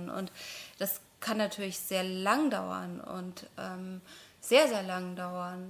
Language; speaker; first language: German; non-native, fluent; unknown